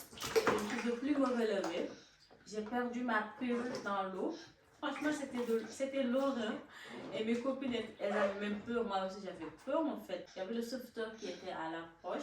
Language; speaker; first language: French; non-native, local second language; Wolof